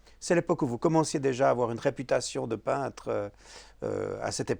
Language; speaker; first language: French; native; French